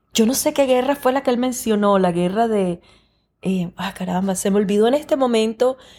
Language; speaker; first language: Spanish; early bilingual, heritage; Spanish